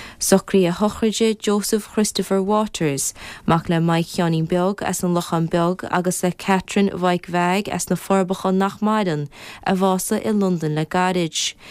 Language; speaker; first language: Irish; native; Irish